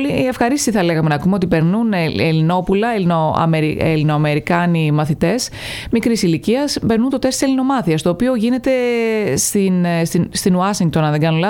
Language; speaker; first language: Greek; native; Greek